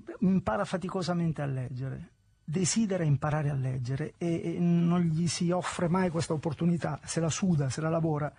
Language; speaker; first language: Italian; native; Italian